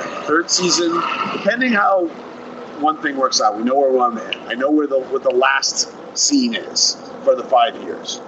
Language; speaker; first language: English; native; English